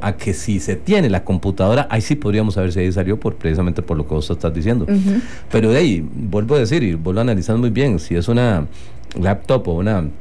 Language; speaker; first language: Spanish; native; Spanish